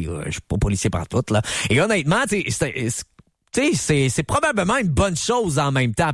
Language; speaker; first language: French; native; French